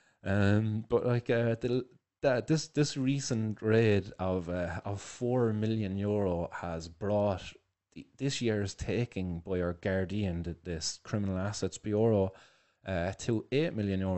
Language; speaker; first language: English; native; English